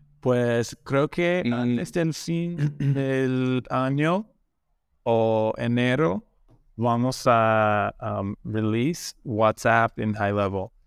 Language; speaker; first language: Spanish; non-native, learner; English